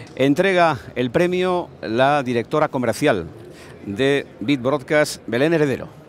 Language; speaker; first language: Spanish; native; Spanish